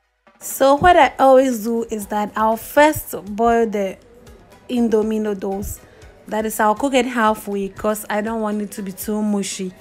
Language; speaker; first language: English; non-native, local second language; Akan